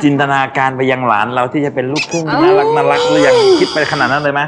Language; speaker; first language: Thai; native; Thai